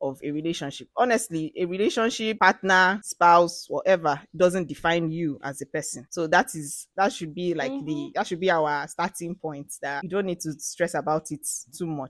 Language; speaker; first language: English; non-native, local second language; Ibibio